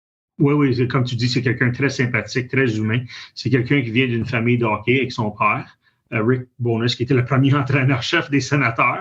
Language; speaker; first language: French; native; French